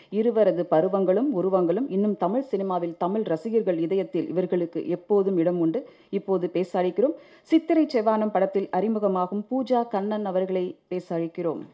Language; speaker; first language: Tamil; native; Tamil